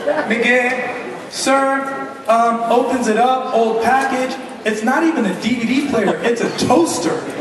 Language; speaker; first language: English; early bilingual, other home language; Persian